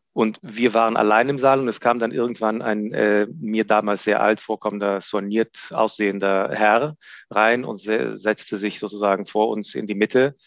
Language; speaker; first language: German; non-native, fluent; Hebrew